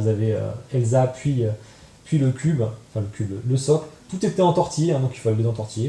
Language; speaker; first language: French; native; French